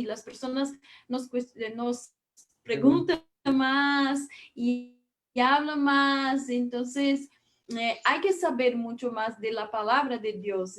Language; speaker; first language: Spanish; non-native, learner; Portuguese